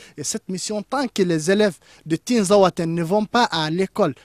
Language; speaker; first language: French; non-native, local second language; Tamasheq